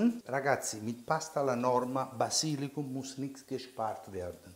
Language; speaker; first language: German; non-native, learner; Italian